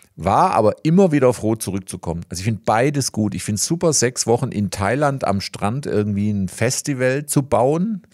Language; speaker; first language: German; native; German